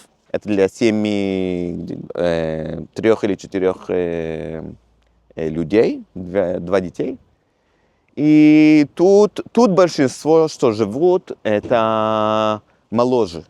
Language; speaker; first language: Russian; early bilingual, heritage; Russian